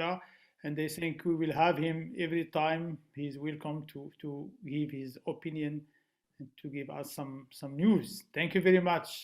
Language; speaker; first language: English; non-native, fluent; Arabic